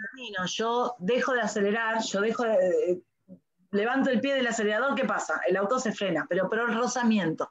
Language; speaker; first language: Spanish; native; Spanish